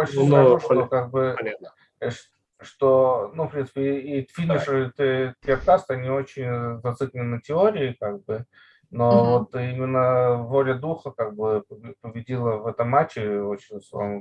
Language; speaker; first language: Russian; native; Russian